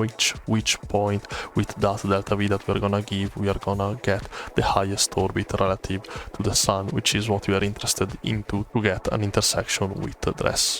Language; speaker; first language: English; non-native, fluent; Italian